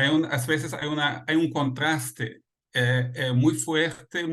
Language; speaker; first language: Spanish; non-native, fluent; Portuguese